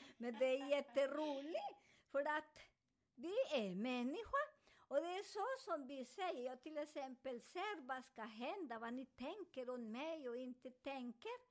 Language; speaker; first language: Swedish; non-native, fluent; Spanish